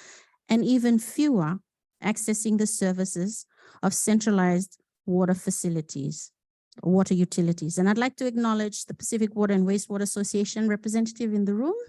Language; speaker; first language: English; non-native, local second language; Fijian